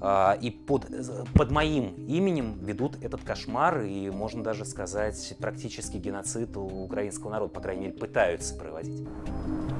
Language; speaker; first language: Russian; native; Russian